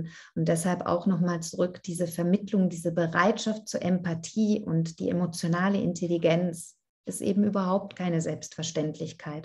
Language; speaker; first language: German; non-native, fluent; Italian